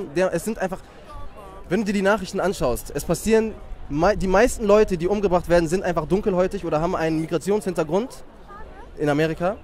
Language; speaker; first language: German; native; German